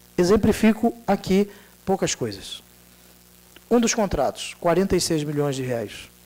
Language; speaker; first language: Portuguese; native; Portuguese